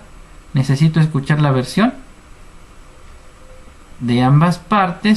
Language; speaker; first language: Spanish; native; Spanish